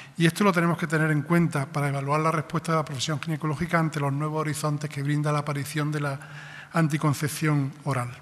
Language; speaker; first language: Spanish; native; Spanish